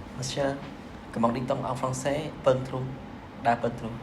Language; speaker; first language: French; non-native, learner; Khmer